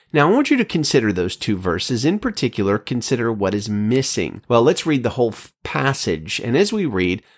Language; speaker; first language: English; native; English